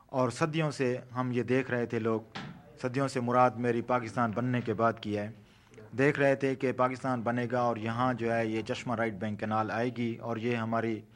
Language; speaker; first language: Urdu; non-native, local second language; Saraiki